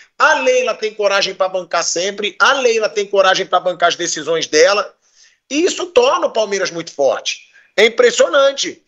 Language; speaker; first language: Portuguese; native; Portuguese